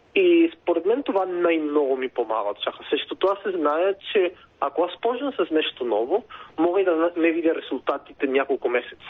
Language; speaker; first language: Bulgarian; non-native, fluent; Spanish